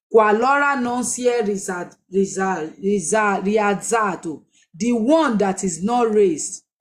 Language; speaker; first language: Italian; non-native, learner; Yoruba